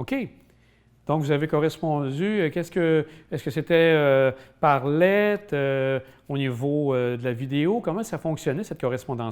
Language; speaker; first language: French; native; French